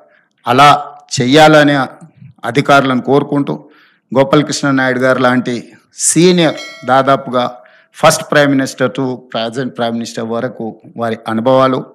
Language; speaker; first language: Telugu; native; Telugu